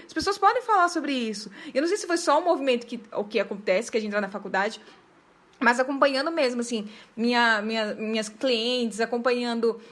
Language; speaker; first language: Portuguese; native; Portuguese